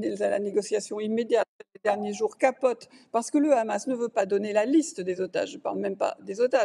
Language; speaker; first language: French; native; French